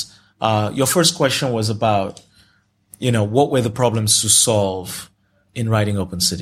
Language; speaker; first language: English; non-native, local second language; Yoruba